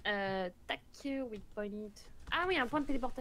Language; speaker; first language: French; native; French